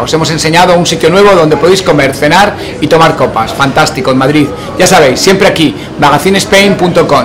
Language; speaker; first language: Spanish; native; Spanish